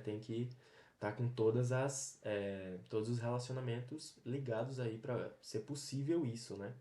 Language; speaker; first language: Portuguese; native; Portuguese